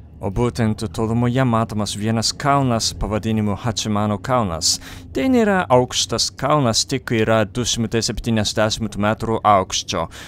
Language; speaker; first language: Lithuanian; non-native, fluent; Japanese